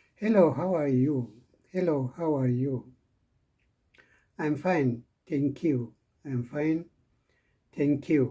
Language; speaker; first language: English; non-native, fluent; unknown